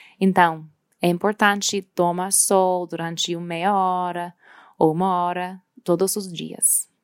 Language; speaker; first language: Portuguese; non-native, fluent; English